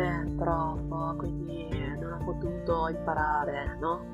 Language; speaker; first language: Italian; non-native, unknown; Japanese